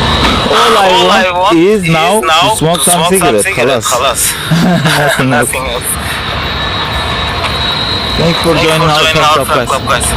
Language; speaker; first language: English; non-native, learner; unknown